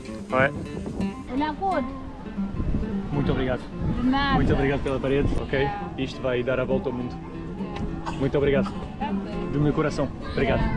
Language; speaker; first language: Portuguese; early bilingual, heritage; Portuguese